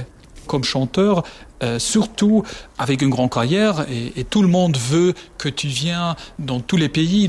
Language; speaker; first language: French; non-native, fluent; German